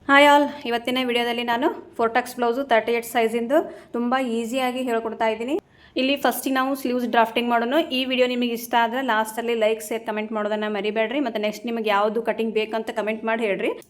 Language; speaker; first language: Kannada; native; Kannada